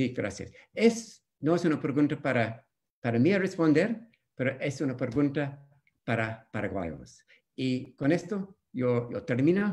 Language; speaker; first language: Spanish; non-native, fluent; English